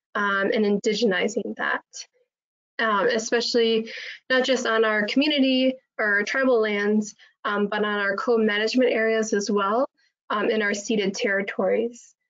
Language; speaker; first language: English; native; English